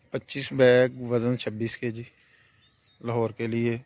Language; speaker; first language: Hindi; non-native, local second language; Punjabi